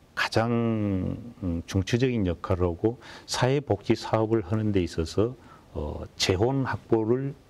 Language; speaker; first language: Korean; native; Korean